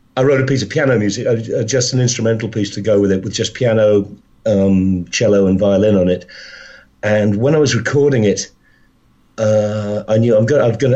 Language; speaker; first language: English; native; English